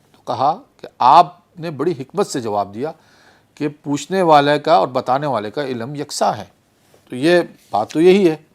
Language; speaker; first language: Urdu; early bilingual, heritage; Urdu